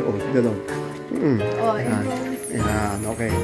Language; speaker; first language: Filipino; native; Filipino